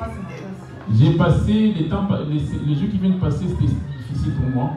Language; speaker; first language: French; non-native, local second language; Lingala